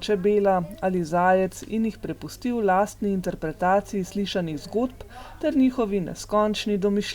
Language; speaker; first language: Slovenian; native; Slovenian